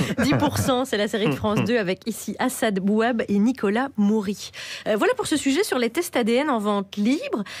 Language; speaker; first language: French; native; French